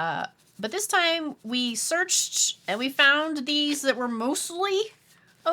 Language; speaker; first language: English; native; English